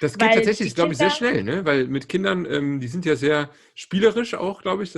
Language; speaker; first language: German; native; German